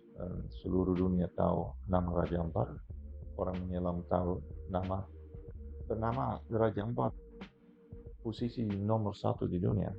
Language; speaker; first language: Indonesian; non-native, fluent; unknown